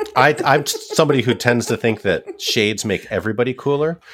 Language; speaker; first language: English; native; English